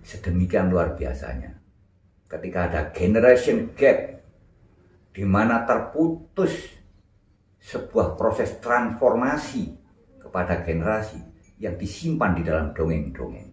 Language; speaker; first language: Indonesian; non-native, local second language; Javanese